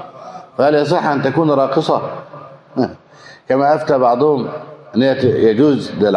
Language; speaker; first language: Arabic; native; Arabic